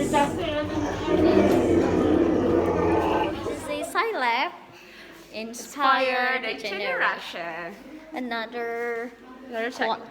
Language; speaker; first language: English; non-native, fluent; Indonesian